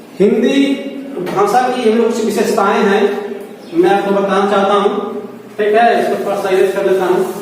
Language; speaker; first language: Hindi; native; Hindi